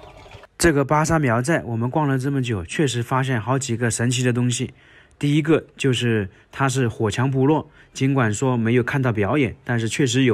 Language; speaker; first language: Chinese; native; Chinese